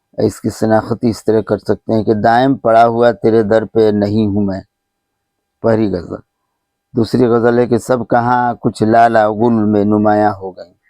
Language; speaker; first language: Urdu; native; Urdu